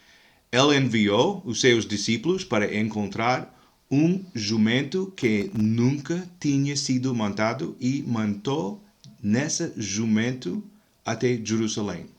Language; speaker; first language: Portuguese; non-native, fluent; English